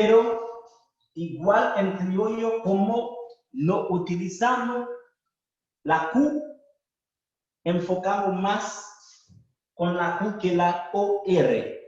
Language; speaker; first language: Spanish; non-native, fluent; Haitian Creole